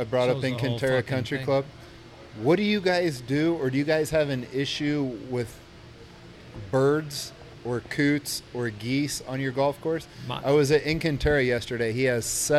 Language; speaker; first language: English; native; English